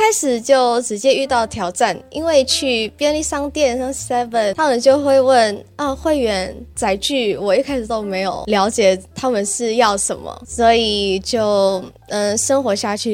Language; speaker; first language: Chinese; non-native, fluent; Indonesian